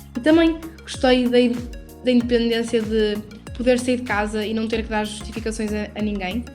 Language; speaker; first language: Portuguese; native; Portuguese